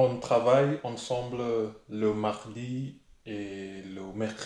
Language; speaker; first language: French; non-native, learner; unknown